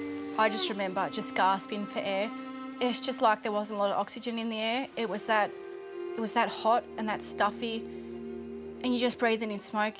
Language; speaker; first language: English; non-native, learner; Pashto